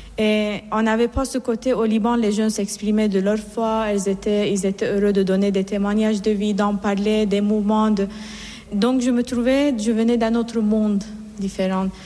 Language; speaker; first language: French; non-native, fluent; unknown